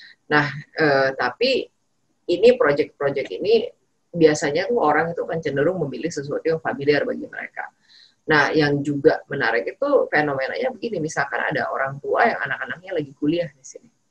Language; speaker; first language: Indonesian; native; Indonesian